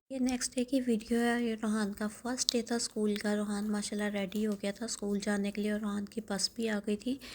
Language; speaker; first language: Urdu; native; Urdu